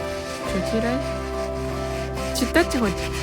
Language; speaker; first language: Russian; non-native, learner; Japanese